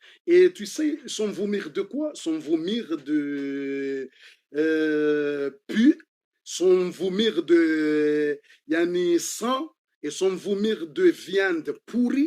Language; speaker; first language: French; non-native, learner; Comorian